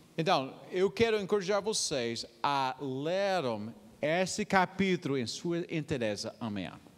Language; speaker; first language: Portuguese; non-native, fluent; English